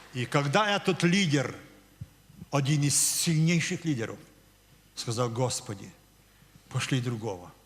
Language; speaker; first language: Russian; non-native, local second language; Ukrainian